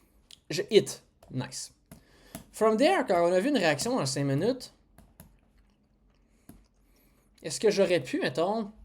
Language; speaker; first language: French; native; French